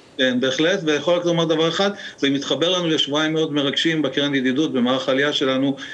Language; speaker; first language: Hebrew; native; Hebrew